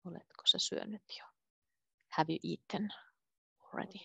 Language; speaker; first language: Finnish; native; Finnish